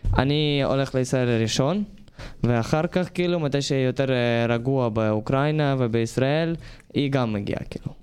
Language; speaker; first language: Hebrew; non-native, learner; Ukrainian